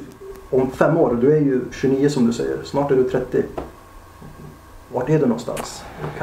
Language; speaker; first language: Swedish; native; Swedish